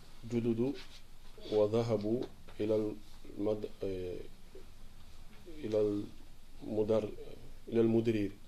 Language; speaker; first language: Arabic; non-native, learner; French